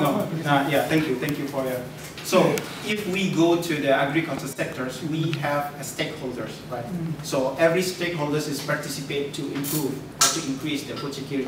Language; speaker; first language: English; non-native, learner; Indonesian